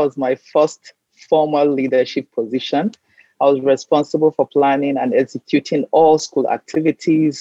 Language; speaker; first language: English; non-native, local second language; Hausa